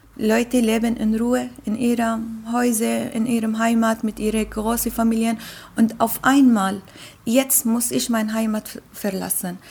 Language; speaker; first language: German; non-native, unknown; Arabic